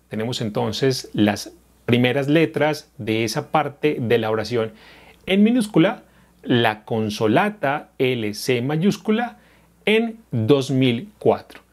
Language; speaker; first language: Spanish; native; Spanish